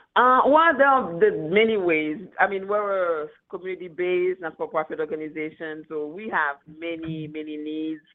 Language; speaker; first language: English; non-native, fluent; Haitian Creole